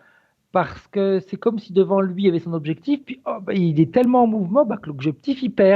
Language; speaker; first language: French; native; French